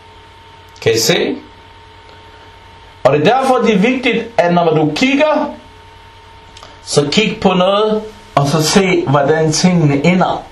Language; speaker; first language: Danish; early bilingual, other home language; Arabic